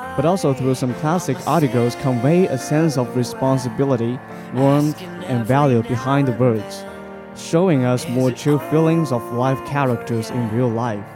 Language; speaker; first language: English; non-native, fluent; Chinese